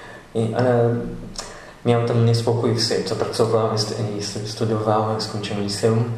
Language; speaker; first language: Polish; non-native, learner; Portuguese